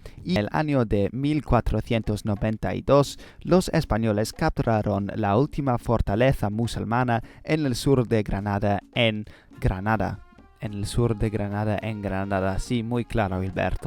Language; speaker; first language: Spanish; non-native, learner; English